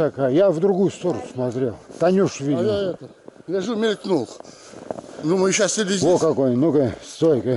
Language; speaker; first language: Russian; native; Russian